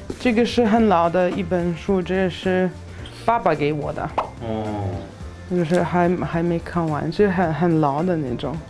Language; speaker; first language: Chinese; non-native, fluent; Lithuanian